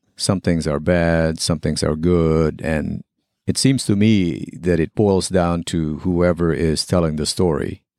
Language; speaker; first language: English; non-native, local second language; Pampanga